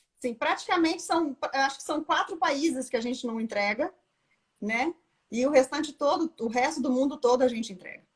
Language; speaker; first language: Portuguese; native; Portuguese